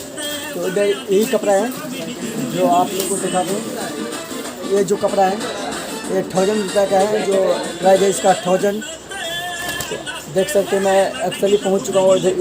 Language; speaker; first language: Hindi; non-native, local second language; Maithili